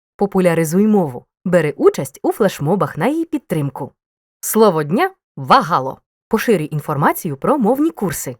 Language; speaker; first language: Ukrainian; native; Ukrainian